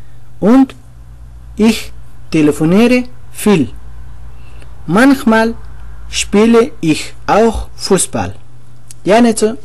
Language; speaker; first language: German; non-native, learner; Pashto